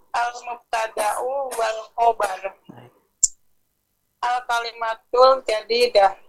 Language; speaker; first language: Arabic; non-native, learner; Indonesian